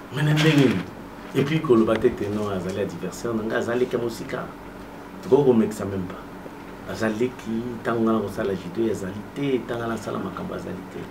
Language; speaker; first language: Lingala; native; Lingala